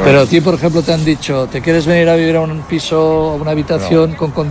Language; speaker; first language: Spanish; native; Spanish